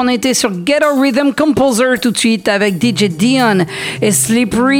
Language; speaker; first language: French; native; French